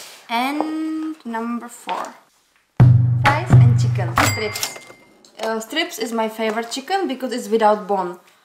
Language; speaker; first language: English; non-native, learner; Czech